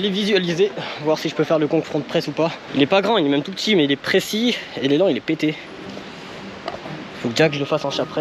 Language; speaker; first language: French; native; French